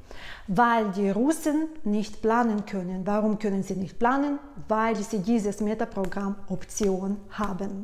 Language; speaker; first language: German; non-native, fluent; Russian